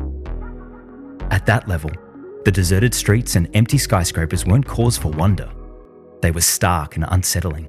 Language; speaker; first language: English; native; English